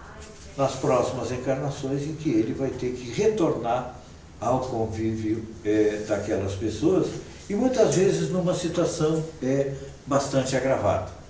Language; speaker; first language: Portuguese; native; Portuguese